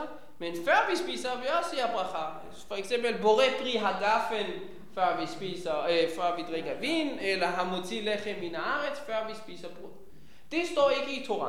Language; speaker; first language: Danish; non-native, fluent; Hebrew